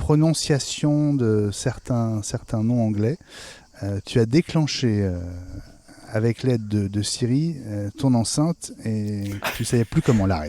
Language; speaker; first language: French; native; French